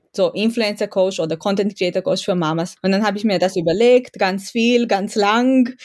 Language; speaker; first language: German; non-native, fluent; Romanian